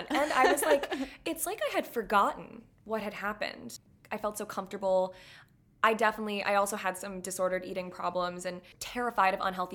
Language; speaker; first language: English; native; English